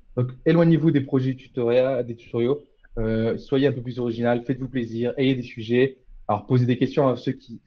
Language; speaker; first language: French; native; French